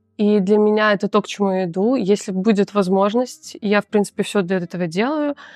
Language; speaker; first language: Russian; native; Russian